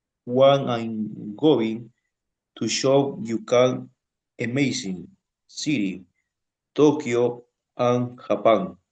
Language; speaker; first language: English; non-native, learner; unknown